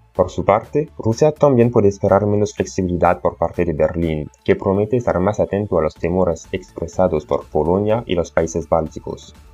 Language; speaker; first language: Spanish; non-native, fluent; French